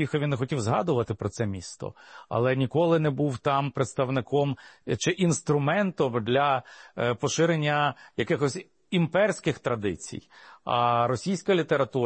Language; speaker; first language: Ukrainian; native; Ukrainian